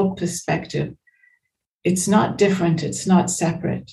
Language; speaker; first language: English; native; English